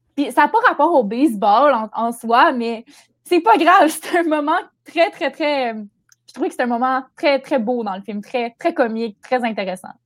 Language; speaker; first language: French; native; French